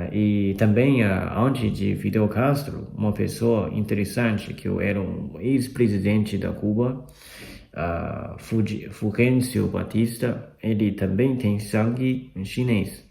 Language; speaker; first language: Portuguese; non-native, fluent; Chinese